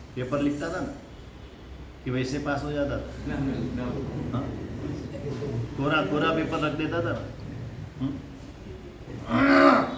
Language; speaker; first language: Hindi; non-native, local second language; Gujarati